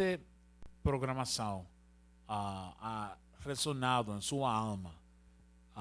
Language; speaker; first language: Portuguese; non-native, learner; Spanish